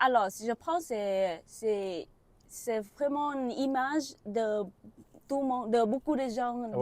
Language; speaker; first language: French; non-native, learner; Vietnamese